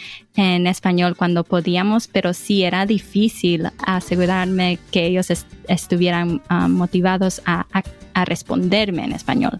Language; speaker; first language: Spanish; early bilingual, heritage; English